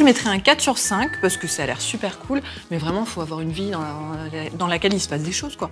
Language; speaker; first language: French; native; French